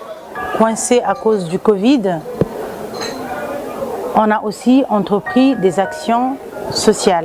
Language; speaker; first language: French; non-native, local second language; Lingala